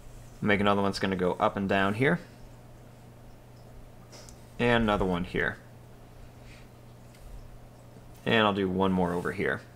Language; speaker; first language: English; native; English